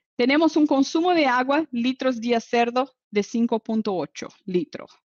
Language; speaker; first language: Spanish; non-native, fluent; Portuguese